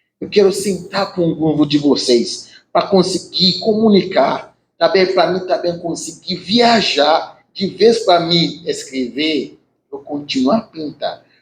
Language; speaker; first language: Portuguese; non-native, learner; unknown